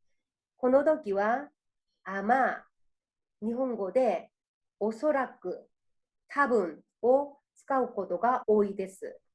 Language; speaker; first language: Japanese; non-native, fluent; Korean